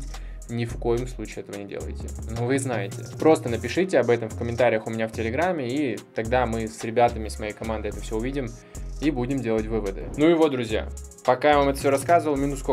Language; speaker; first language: Russian; native; Russian